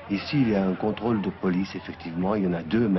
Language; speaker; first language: French; non-native, local second language; Arabic